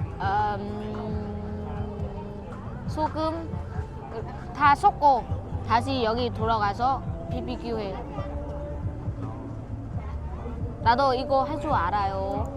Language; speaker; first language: Korean; non-native, learner; Vietnamese